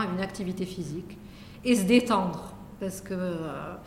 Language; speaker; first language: French; non-native, local second language; Arabic